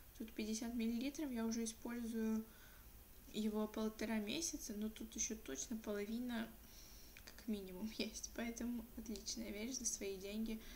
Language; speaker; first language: Russian; non-native, local second language; Ukrainian